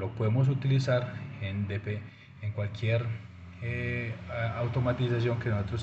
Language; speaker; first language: Spanish; native; Spanish